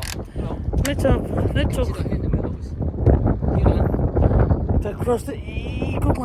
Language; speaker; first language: German; non-native, learner; Indonesian